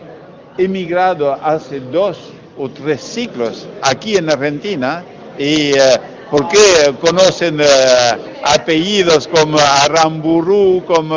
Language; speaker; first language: Spanish; non-native, learner; French